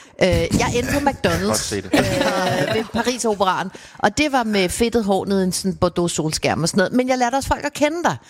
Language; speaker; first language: Danish; native; Danish